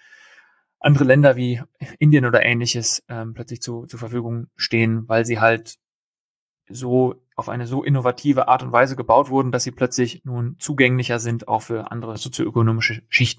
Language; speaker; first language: German; native; German